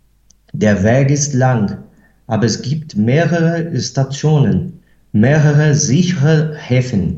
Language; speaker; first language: German; non-native, fluent; Portuguese